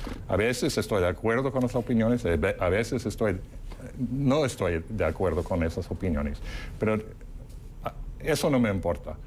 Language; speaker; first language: Spanish; non-native, fluent; English